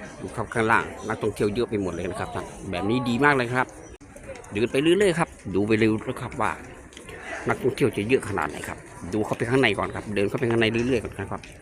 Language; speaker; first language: Thai; native; Thai